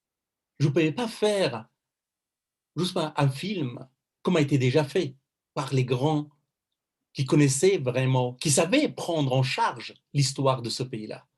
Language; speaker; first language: French; non-native, fluent; Persian